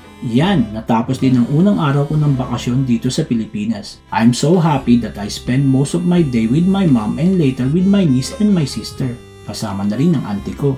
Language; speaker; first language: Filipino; native; Filipino